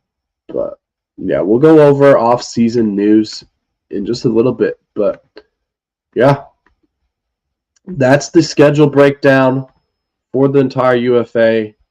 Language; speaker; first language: English; native; English